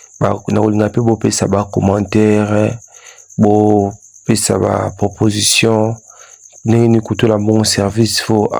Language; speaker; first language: Lingala; native; Lingala